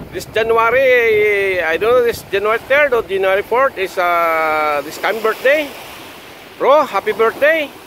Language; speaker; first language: English; non-native, fluent; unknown